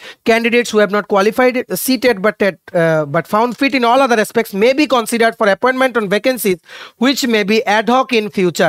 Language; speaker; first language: English; non-native, local second language; Bangla